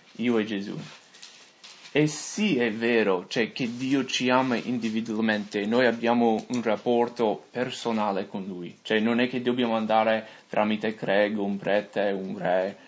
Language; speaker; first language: Italian; non-native, fluent; English